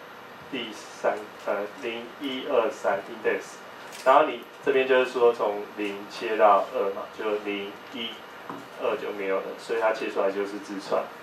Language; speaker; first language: Chinese; native; Chinese